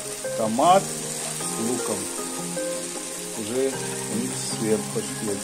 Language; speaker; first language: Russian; non-native, fluent; Hindi